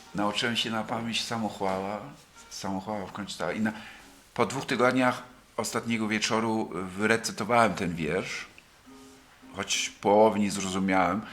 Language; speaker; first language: Polish; non-native, fluent; German